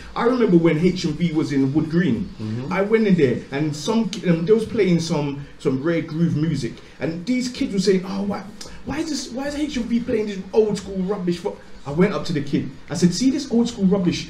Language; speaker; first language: English; native; English